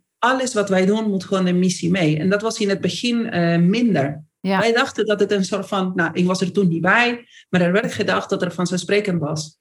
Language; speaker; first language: Dutch; non-native, fluent; Spanish